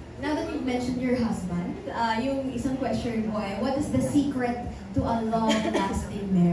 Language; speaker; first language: English; non-native, local second language; Filipino